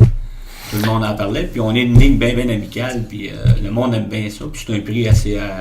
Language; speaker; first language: French; native; French